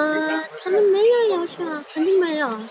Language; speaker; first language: Chinese; non-native, learner; Nepali